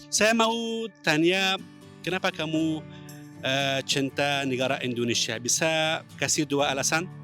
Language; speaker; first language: Indonesian; non-native, fluent; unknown